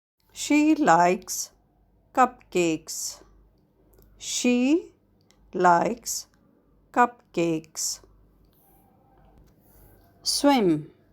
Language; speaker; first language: English; non-native, fluent; Arabic